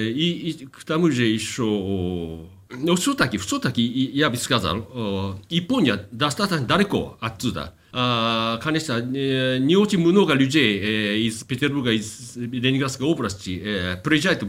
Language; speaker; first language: Russian; non-native, fluent; Japanese